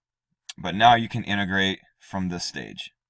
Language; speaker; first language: English; native; English